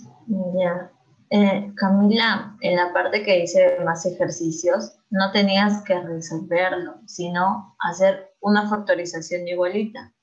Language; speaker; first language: Spanish; native; Spanish